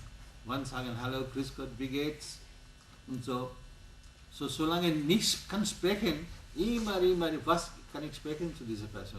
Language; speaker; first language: German; non-native, learner; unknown